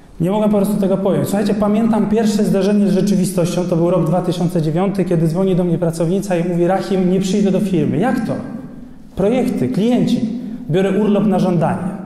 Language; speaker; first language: Polish; early bilingual, other home language; Albanian